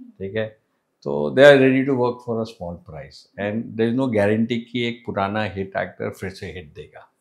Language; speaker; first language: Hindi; non-native, local second language; English